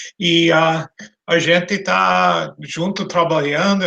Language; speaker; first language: Portuguese; non-native, fluent; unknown